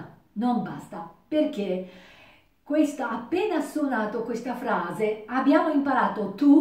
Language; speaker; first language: Italian; non-native, learner; Japanese